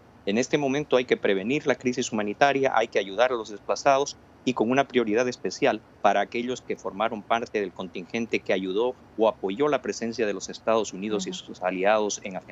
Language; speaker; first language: Spanish; native; Spanish